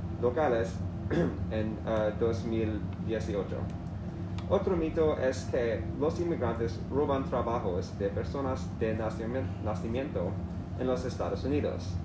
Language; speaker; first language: Spanish; non-native, learner; English